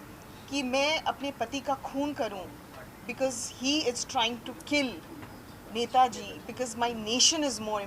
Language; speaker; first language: Hindi; native; Hindi